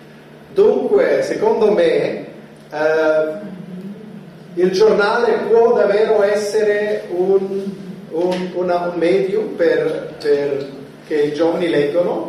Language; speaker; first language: Italian; non-native, fluent; German